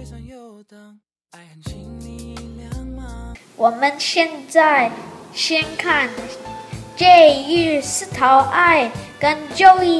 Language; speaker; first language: Chinese; non-native, learner; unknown